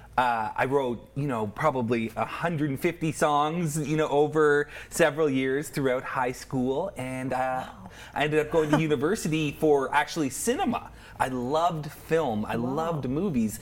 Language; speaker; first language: English; native; English